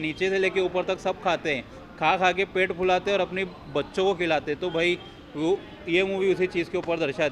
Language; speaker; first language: Hindi; native; Hindi